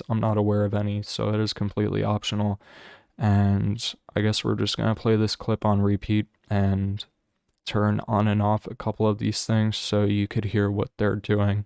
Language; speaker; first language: English; native; English